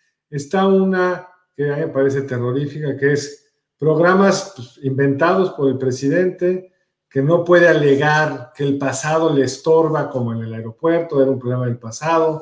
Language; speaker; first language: Spanish; native; Spanish